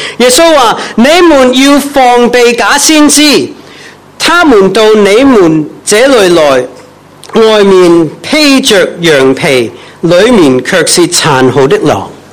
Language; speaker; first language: Cantonese; non-native, fluent; English